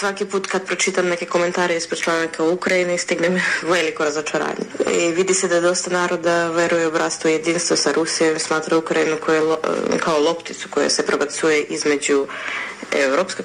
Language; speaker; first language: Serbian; non-native, fluent; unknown